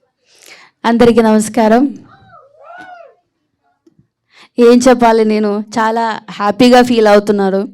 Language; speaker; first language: Telugu; non-native, learner; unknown